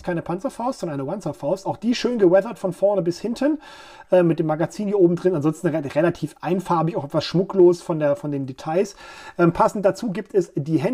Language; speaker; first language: German; native; German